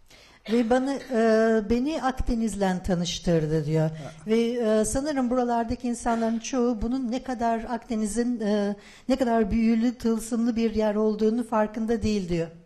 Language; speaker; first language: Turkish; native; Turkish